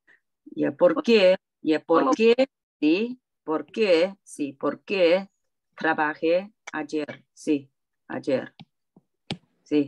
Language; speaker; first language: Spanish; non-native, fluent; Chinese